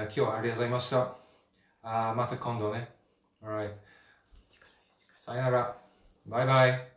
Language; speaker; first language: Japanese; non-native, learner; English